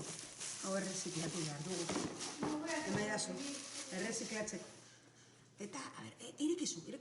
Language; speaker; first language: Basque; non-native, local second language; Spanish